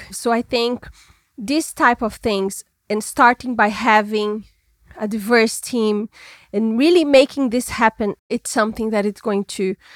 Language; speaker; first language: English; non-native, fluent; Portuguese